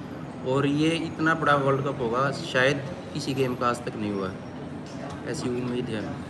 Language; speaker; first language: Hindi; native; Hindi